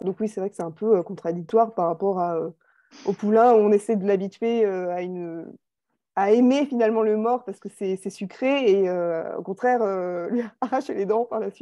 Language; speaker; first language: French; native; French